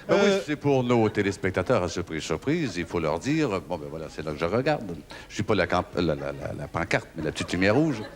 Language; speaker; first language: French; native; French